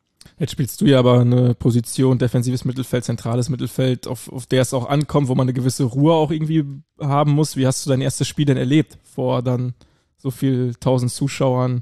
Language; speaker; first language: German; native; German